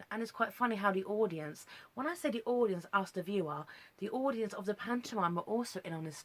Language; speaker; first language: English; native; English